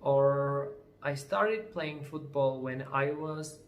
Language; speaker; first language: English; non-native, fluent; Armenian